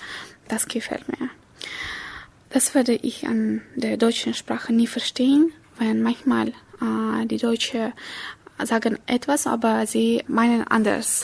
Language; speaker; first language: German; non-native, learner; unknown